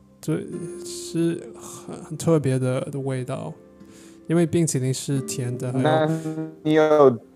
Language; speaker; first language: Chinese; non-native, learner; English